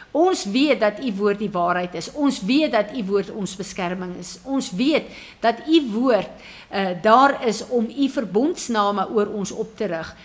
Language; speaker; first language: Afrikaans; native; Afrikaans